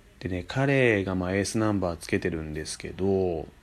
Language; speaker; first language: Japanese; native; Japanese